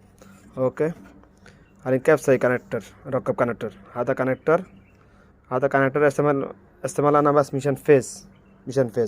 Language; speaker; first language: Arabic; non-native, learner; Bangla